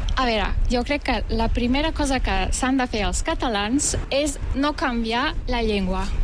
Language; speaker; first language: Catalan; non-native, fluent; Turkish